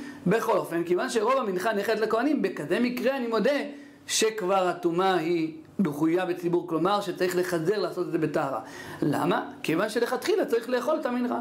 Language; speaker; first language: Hebrew; native; Hebrew